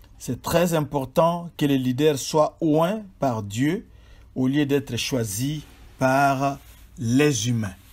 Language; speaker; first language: French; non-native, local second language; Swahili